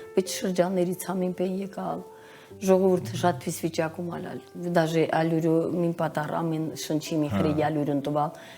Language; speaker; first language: Armenian; native; Armenian